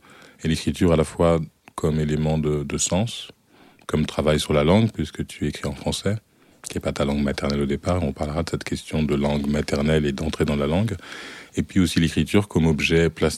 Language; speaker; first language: French; native; French